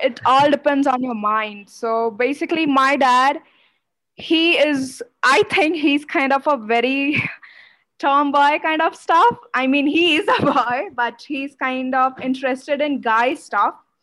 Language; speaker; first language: English; non-native, local second language; Odia